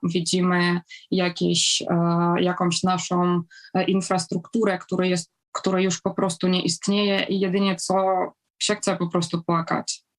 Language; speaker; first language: Polish; non-native, fluent; Ukrainian